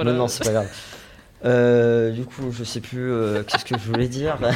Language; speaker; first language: French; native; French